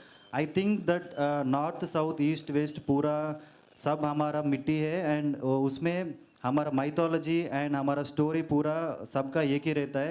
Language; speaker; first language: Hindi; non-native, local second language; Telugu